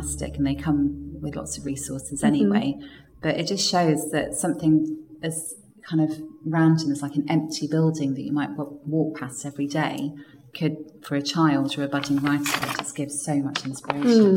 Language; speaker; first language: English; native; English